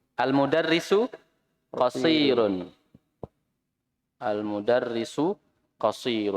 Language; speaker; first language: Arabic; non-native, fluent; Indonesian